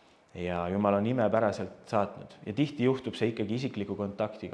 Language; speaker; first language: Estonian; native; Estonian